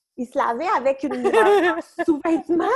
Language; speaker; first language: French; native; French